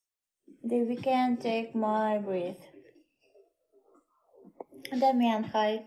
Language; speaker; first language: English; non-native, learner; Russian